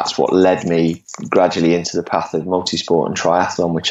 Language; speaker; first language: English; native; English